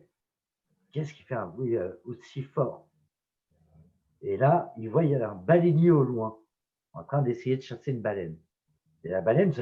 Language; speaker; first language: French; native; French